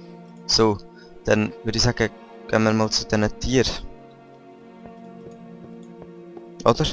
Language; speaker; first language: German; native; German